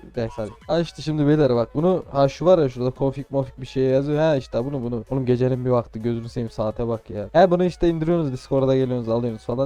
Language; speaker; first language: Turkish; native; Turkish